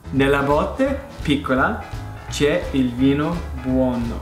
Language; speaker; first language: Italian; non-native, learner; English